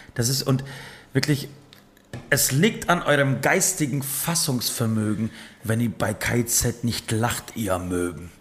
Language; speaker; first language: German; early bilingual, other home language; Polish